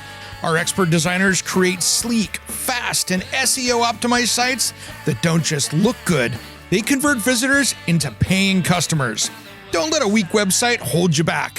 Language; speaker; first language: English; native; English